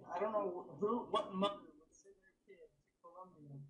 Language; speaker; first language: English; native; English